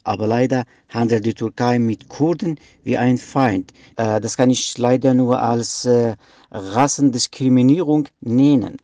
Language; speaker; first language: German; non-native, learner; Kurdish